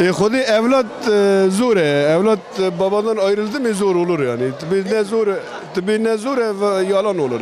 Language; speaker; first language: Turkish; non-native, local second language; Kurdish